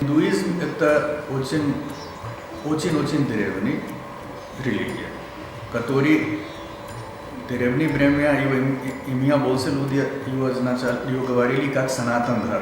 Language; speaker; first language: Russian; non-native, learner; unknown